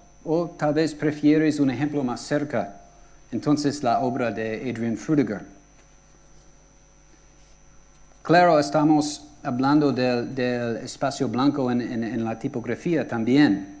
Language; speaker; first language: Spanish; non-native, fluent; English